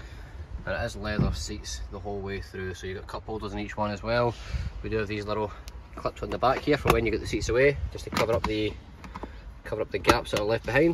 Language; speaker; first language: English; native; English